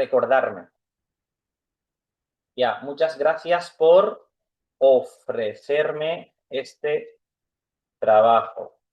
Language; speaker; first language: Spanish; non-native, fluent; Urdu